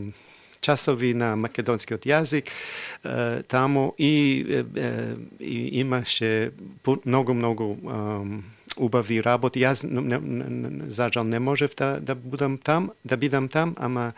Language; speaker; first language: Macedonian; non-native, fluent; English